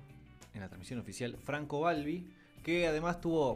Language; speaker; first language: Spanish; native; Spanish